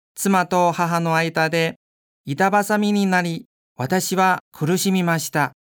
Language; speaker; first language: Japanese; non-native, fluent; Chinese